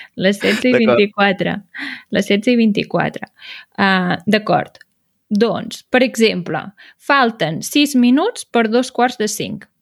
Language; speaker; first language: Catalan; native; Catalan